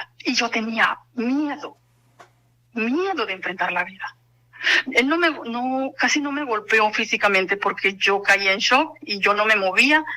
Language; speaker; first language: Spanish; native; Spanish